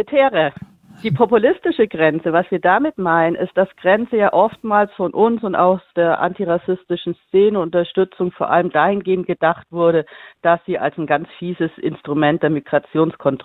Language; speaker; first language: German; native; German